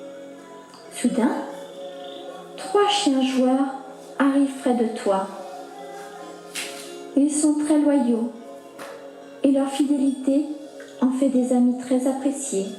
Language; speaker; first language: French; native; French